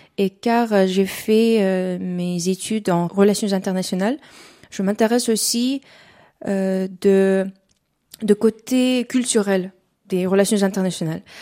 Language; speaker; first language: French; non-native, fluent; Uzbek